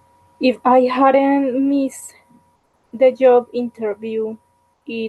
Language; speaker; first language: English; non-native, learner; Spanish